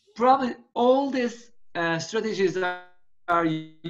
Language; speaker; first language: English; non-native, fluent; Turkish